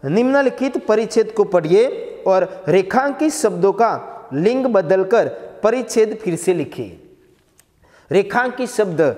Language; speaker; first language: Hindi; non-native, local second language; Gujarati